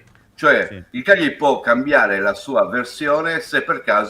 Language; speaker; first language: Italian; native; Italian